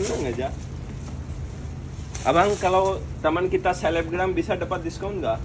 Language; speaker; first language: Indonesian; non-native, learner; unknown